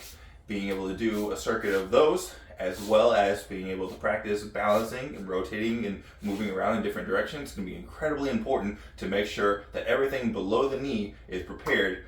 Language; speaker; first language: English; native; English